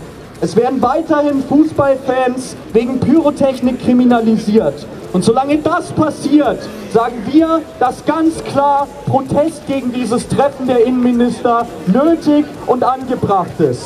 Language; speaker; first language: German; native; German